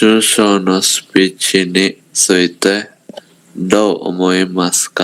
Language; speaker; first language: Japanese; non-native, learner; Indonesian